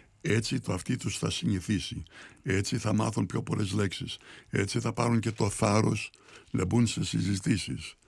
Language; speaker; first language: Greek; early bilingual, heritage; Greek